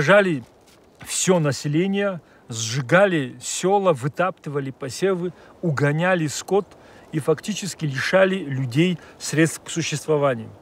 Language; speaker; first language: Russian; native; Russian